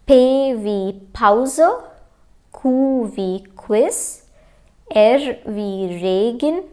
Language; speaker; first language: German; non-native, fluent; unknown